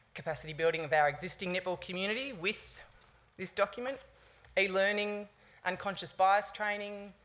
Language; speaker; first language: English; native; English